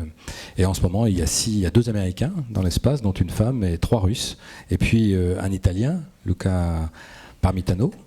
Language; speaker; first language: French; native; French